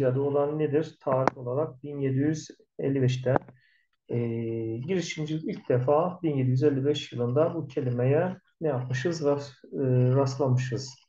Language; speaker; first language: Turkish; native; Turkish